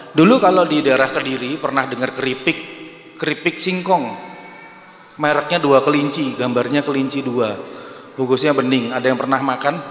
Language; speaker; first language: Indonesian; native; Indonesian